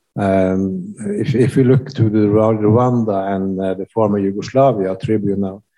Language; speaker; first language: English; non-native, fluent; Norwegian